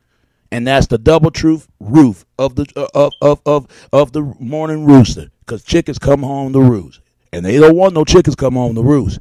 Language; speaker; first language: English; native; English